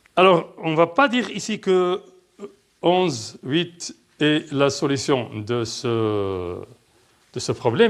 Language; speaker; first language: French; non-native, local second language; Arabic